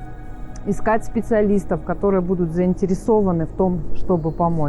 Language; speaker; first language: Russian; native; Russian